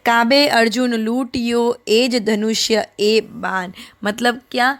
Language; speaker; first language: Hindi; non-native, local second language; Gujarati